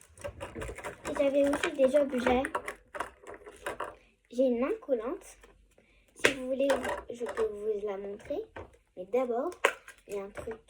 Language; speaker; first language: French; native; French